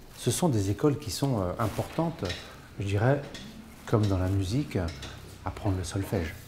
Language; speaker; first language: French; native; French